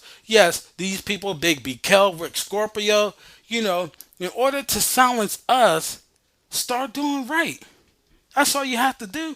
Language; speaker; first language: English; native; English